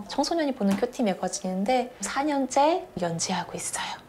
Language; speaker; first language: Korean; native; Korean